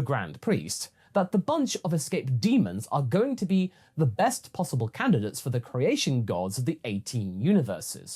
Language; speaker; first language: English; native; English